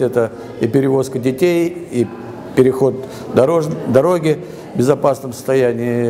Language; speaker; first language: Russian; native; Russian